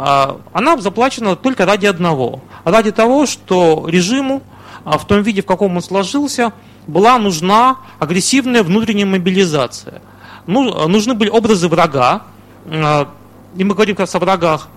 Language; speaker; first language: Russian; native; Russian